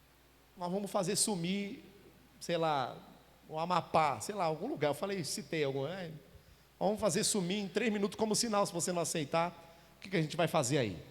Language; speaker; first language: Portuguese; native; Portuguese